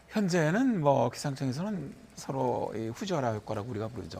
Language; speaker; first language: Korean; native; Korean